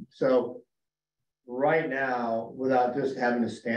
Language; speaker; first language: English; native; English